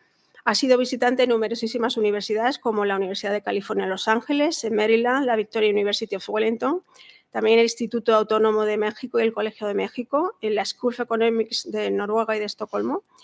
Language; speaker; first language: Spanish; native; Spanish